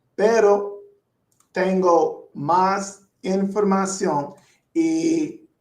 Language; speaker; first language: Spanish; non-native, learner; English